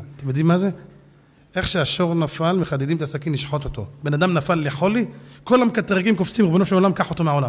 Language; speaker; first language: Hebrew; native; Hebrew